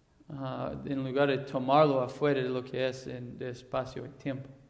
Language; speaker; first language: Spanish; non-native, fluent; English